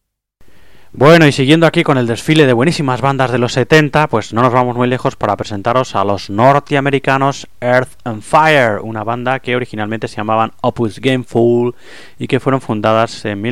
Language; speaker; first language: Spanish; native; Spanish